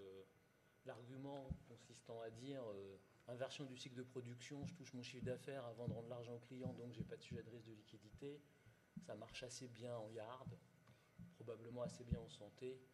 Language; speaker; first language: French; native; French